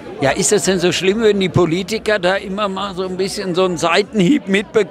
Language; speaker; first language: German; native; German